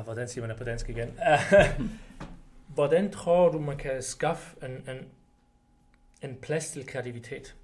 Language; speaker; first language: Danish; non-native, fluent; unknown